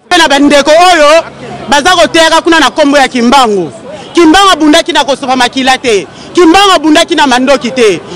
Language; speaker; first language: Lingala; non-native, local second language; Kongo